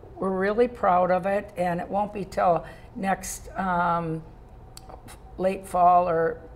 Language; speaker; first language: English; native; English